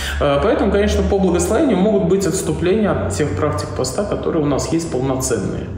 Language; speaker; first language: Russian; native; Russian